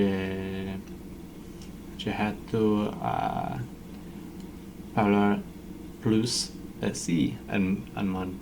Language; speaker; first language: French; non-native, learner; English